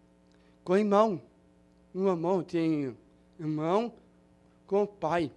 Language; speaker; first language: Portuguese; non-native, learner; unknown